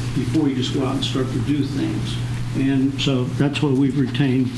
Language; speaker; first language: English; native; English